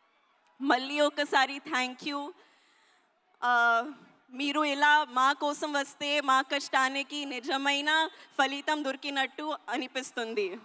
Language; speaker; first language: Telugu; non-native, learner; Hindi